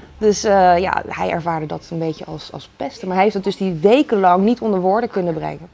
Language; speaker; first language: Dutch; native; Dutch